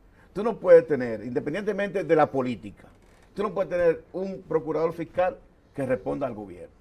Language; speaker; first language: Spanish; native; Spanish